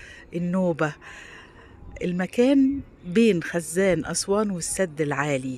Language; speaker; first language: Arabic; native; Arabic